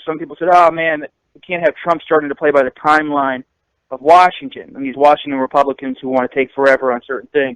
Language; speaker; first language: English; native; English